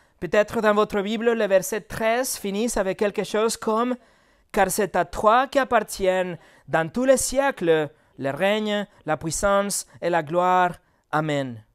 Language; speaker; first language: French; non-native, fluent; Spanish